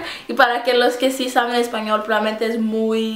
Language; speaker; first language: Spanish; early bilingual, heritage; Spanish